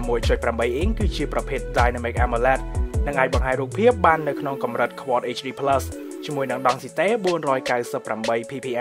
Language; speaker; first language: Khmer; native; Khmer